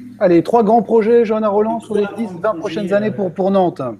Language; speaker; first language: French; native; French